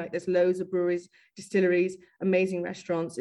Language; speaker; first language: English; native; English